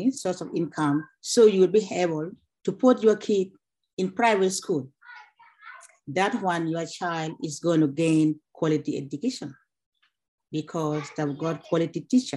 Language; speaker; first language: English; non-native, local second language; Acoli